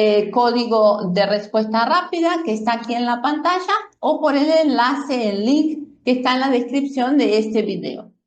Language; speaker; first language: Spanish; non-native, fluent; Portuguese